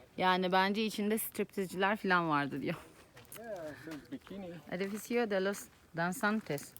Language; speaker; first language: Turkish; native; Turkish